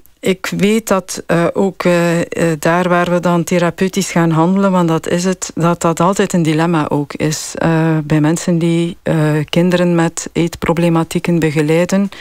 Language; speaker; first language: Dutch; native; Dutch